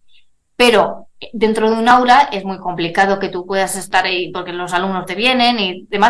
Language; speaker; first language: Spanish; native; Spanish